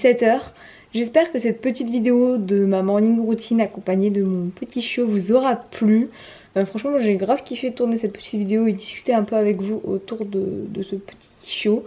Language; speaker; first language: French; native; French